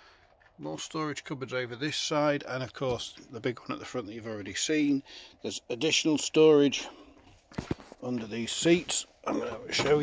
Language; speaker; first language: English; native; English